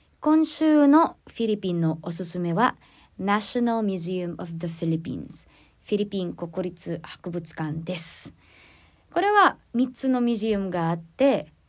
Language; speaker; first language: Japanese; non-native, fluent; Filipino